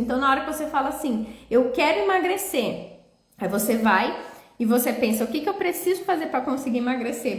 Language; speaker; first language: Portuguese; native; Portuguese